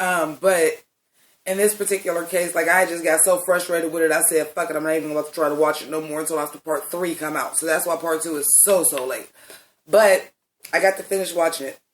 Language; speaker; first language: English; native; English